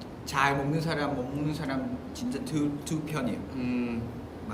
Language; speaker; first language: Korean; non-native, fluent; Vietnamese